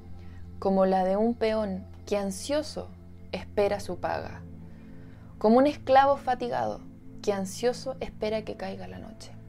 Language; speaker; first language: Spanish; native; Spanish